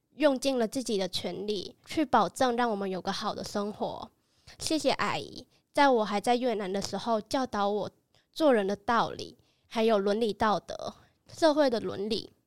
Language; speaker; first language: Chinese; early bilingual, other home language; Vietnamese